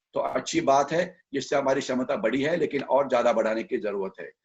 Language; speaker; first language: Hindi; non-native, local second language; Marathi